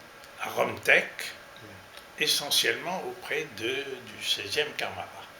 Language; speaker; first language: French; native; French